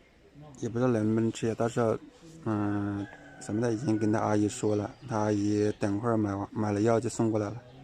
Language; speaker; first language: Chinese; native; Chinese